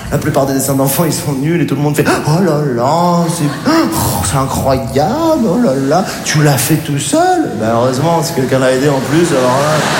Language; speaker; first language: French; native; French